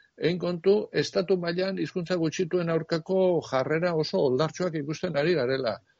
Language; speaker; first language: Basque; native; Basque